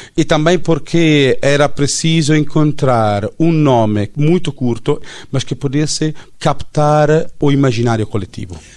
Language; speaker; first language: Portuguese; non-native, fluent; Italian